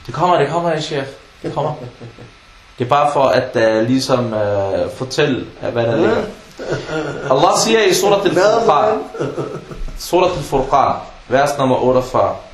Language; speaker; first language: Danish; non-native, fluent; Arabic